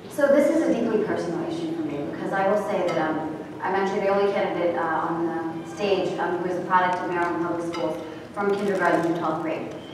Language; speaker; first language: English; native; English